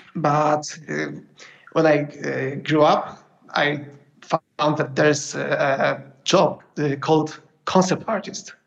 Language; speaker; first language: English; non-native, fluent; Polish